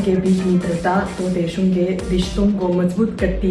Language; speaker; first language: Hindi; non-native, learner; Chinese